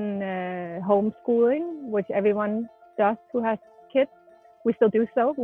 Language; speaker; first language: English; non-native, fluent; Danish